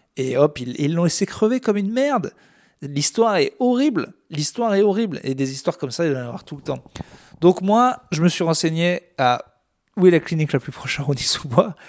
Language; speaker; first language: French; native; French